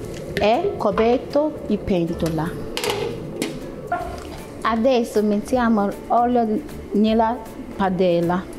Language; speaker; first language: Italian; non-native, learner; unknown